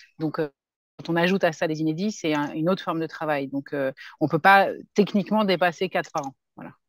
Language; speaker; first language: French; native; French